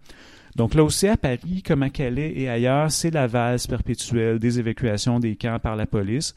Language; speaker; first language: French; native; French